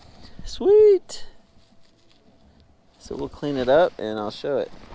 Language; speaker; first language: English; native; English